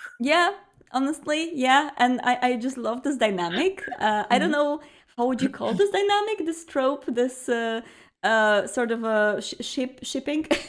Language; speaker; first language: English; non-native, fluent; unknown